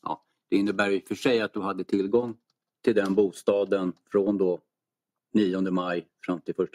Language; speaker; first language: Swedish; native; Swedish